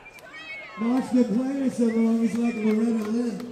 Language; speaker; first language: English; native; English